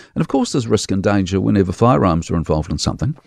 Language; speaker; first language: English; native; English